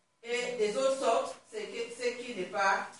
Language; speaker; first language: French; non-native, learner; Swahili